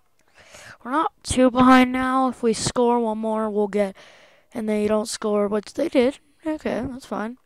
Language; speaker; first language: English; native; English